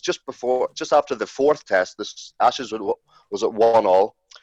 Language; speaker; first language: English; native; English